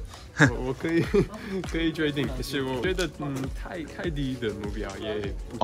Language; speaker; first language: Chinese; non-native, fluent; English